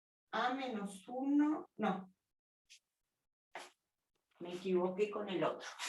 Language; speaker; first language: Spanish; native; Spanish